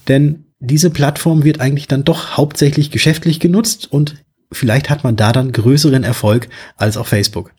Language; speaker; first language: German; native; German